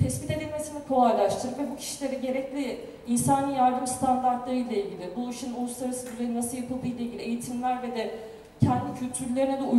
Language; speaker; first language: Turkish; native; Turkish